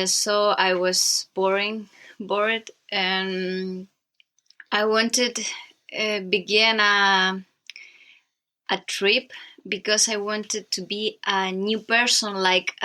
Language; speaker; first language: English; non-native, learner; Spanish